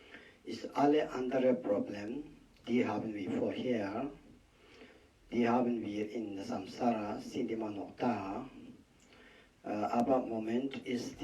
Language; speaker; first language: German; non-native, learner; Tibetan